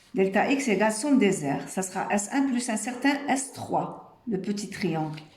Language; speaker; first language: French; non-native, local second language; Arabic